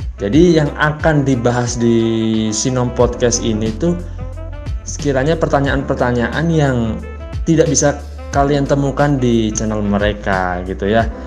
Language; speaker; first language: Indonesian; native; Indonesian